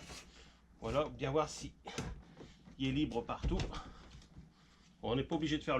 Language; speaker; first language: French; native; French